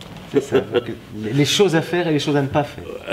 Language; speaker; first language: French; native; French